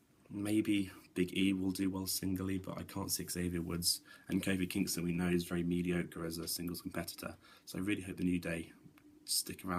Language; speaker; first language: English; native; English